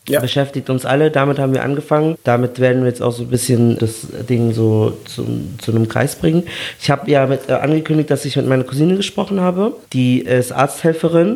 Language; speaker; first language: German; early bilingual, other home language; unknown